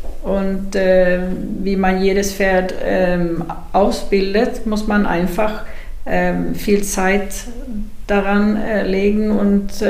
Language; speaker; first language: German; non-native, fluent; Swedish